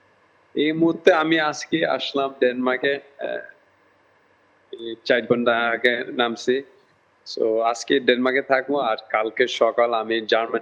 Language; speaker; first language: Bangla; early bilingual, heritage; Bangla